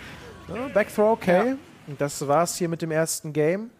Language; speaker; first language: German; native; German